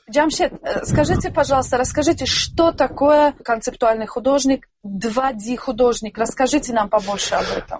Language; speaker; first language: Russian; non-native, local second language; Tajik